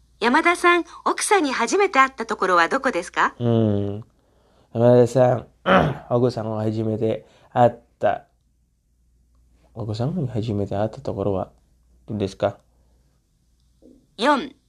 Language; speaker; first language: Japanese; non-native, learner; Indonesian